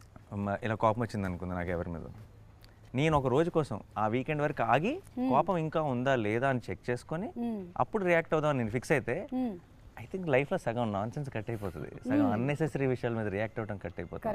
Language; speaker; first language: Telugu; native; Telugu